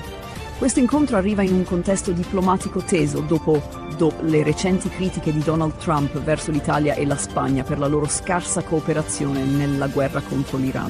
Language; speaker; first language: Italian; native; Italian